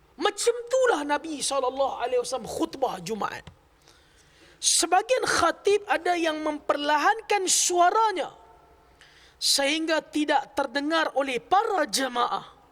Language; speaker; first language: Malay; native; Malay